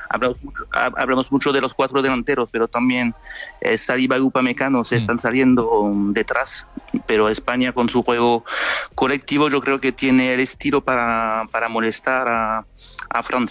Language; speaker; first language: Spanish; non-native, fluent; French